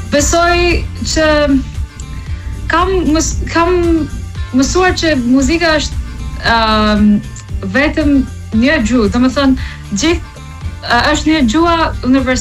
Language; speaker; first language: Albanian; non-native, learner; English